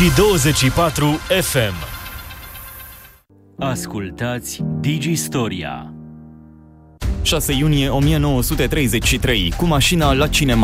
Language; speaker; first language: Romanian; native; Romanian